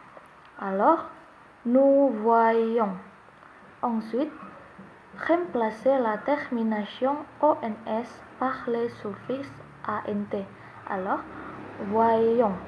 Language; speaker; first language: French; non-native, learner; Indonesian